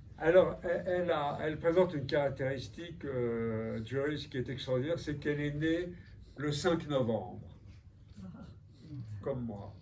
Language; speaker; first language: French; native; French